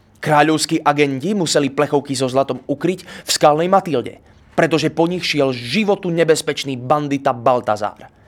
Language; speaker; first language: Slovak; native; Slovak